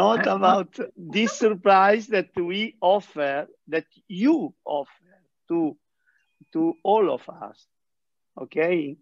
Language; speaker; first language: English; non-native, fluent; Italian